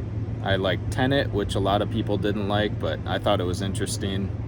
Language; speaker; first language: English; native; English